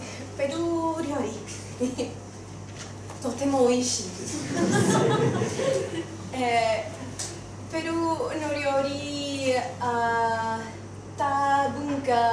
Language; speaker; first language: Japanese; non-native, learner; Spanish